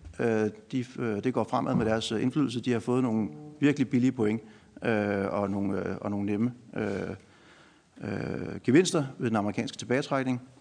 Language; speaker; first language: Danish; native; Danish